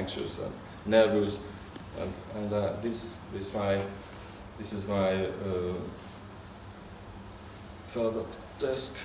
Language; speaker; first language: English; non-native, learner; Hungarian